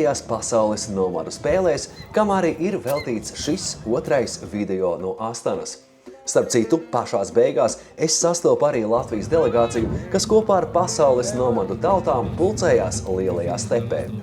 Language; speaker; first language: Latvian; native; Latvian